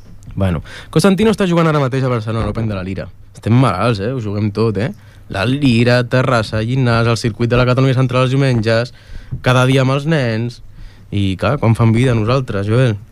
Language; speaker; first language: Catalan; native; Catalan